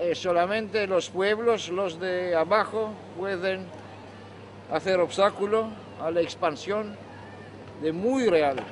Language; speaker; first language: Spanish; non-native, fluent; Greek